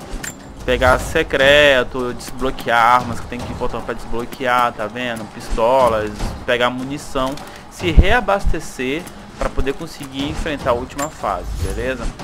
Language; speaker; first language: Portuguese; native; Portuguese